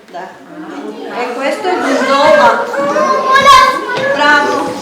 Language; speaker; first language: Italian; non-native, fluent; Bulgarian